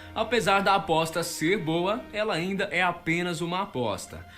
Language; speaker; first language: Portuguese; native; Portuguese